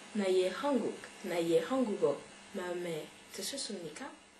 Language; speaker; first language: Korean; non-native, learner; French